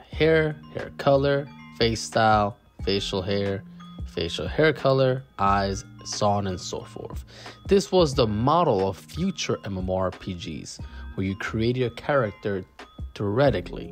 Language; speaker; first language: English; native; English